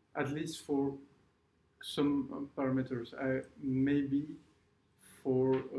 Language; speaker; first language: English; non-native, fluent; French